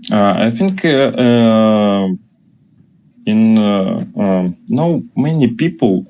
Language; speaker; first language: English; non-native, learner; Russian